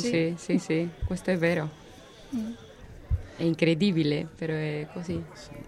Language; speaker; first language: Italian; non-native, learner; Spanish